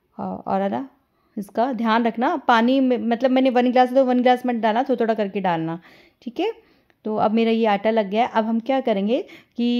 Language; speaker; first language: Hindi; native; Hindi